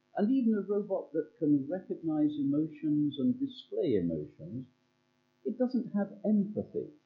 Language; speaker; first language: English; native; English